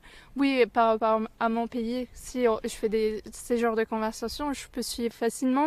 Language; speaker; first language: French; non-native, fluent; Turkish